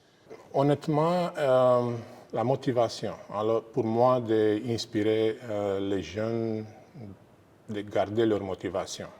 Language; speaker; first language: French; non-native, fluent; Romanian